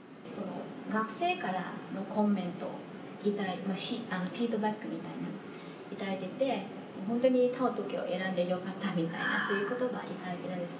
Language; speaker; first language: Japanese; non-native, fluent; Vietnamese